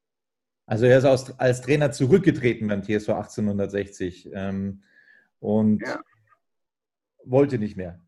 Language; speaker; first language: German; native; German